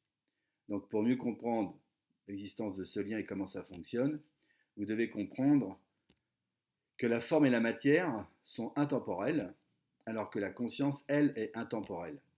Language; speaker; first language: French; native; French